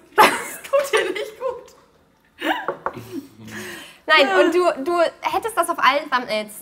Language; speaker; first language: German; native; German